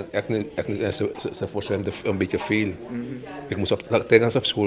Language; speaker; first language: Dutch; non-native, local second language; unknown